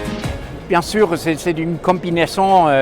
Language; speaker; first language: French; non-native, fluent; Danish